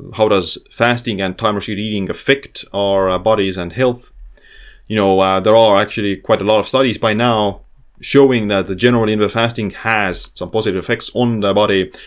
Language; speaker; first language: English; non-native, fluent; Estonian